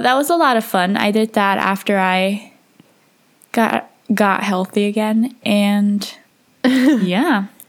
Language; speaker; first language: English; early bilingual, heritage; English